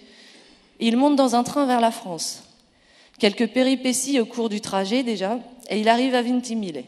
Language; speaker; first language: French; native; French